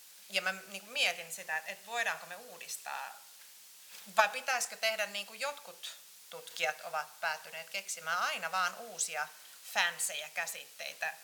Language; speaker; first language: Finnish; native; Finnish